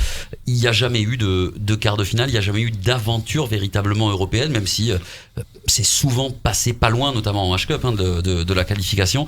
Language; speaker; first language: French; native; French